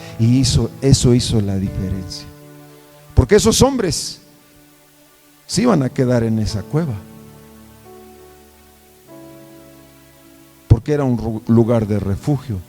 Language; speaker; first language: Spanish; native; Spanish